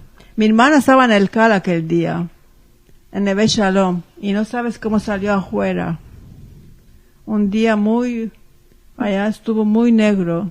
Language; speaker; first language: Spanish; early bilingual, heritage; Ladino